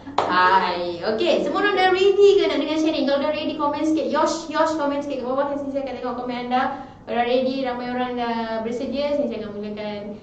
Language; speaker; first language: Malay; native; Malay